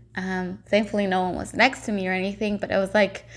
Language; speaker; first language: English; non-native, fluent; Spanish